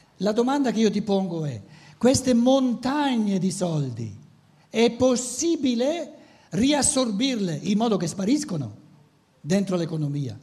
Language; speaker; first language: Italian; native; Italian